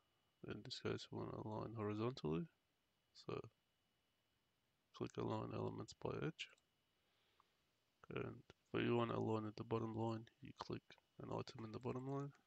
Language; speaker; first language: English; native; English